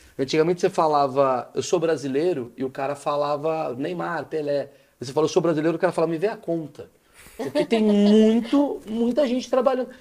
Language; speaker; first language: Portuguese; native; Portuguese